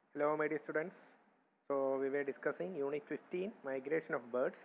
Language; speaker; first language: English; non-native, local second language; Malayalam